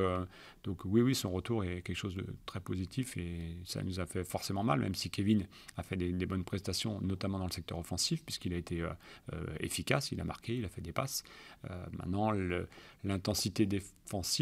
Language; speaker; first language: French; native; French